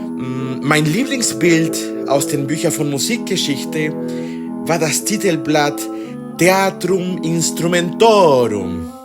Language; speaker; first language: German; non-native, fluent; Spanish